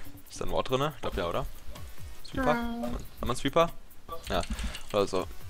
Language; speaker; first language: German; native; German